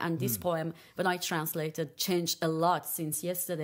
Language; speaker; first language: English; non-native, fluent; Persian